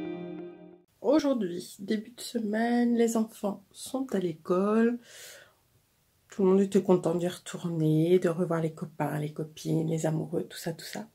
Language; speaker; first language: French; native; French